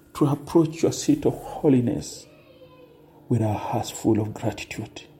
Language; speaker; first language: English; non-native, local second language; Swahili